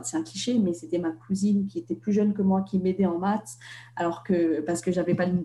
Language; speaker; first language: French; non-native, fluent; Vietnamese